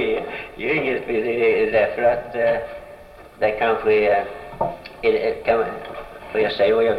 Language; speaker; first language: Swedish; early bilingual, heritage; Swedish